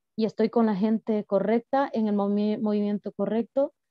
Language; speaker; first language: Spanish; native; Spanish